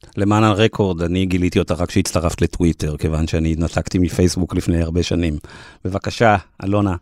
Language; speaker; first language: Hebrew; native; Hebrew